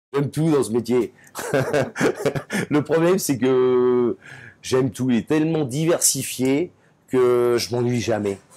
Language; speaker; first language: French; native; French